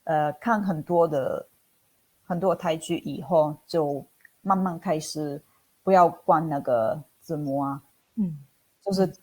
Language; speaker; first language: Chinese; non-native, fluent; Italian